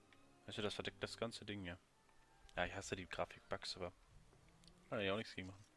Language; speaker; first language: German; native; German